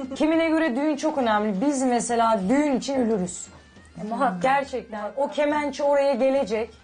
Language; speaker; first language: Turkish; native; Turkish